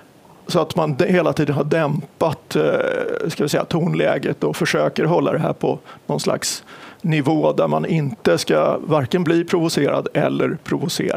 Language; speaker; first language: Swedish; native; Swedish